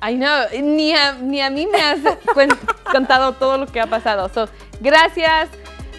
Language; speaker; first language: Spanish; early bilingual, heritage; Spanish